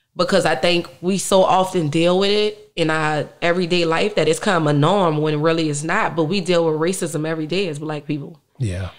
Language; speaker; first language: English; native; English